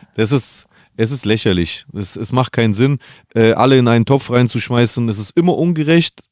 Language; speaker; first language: German; early bilingual, other home language; Greek